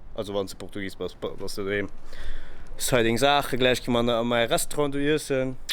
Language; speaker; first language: Luxembourgish; early bilingual, other home language; Portuguese